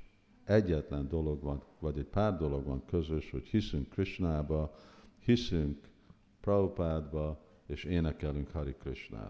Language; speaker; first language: Hungarian; early bilingual, heritage; Hungarian